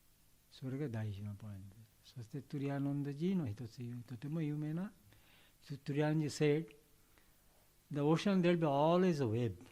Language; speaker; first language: Japanese; non-native, learner; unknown